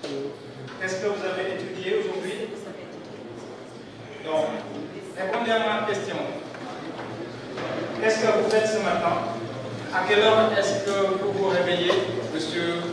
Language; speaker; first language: French; non-native, fluent; Indonesian